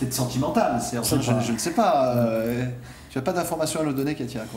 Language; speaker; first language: French; native; French